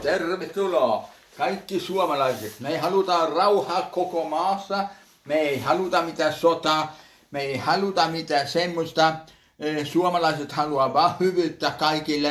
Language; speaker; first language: Finnish; early bilingual, heritage; Finnish